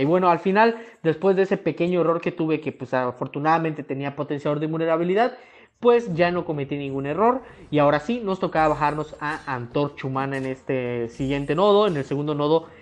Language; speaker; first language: Spanish; native; Spanish